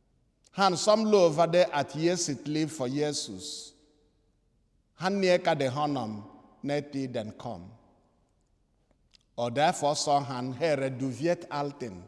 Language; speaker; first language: Swedish; non-native, fluent; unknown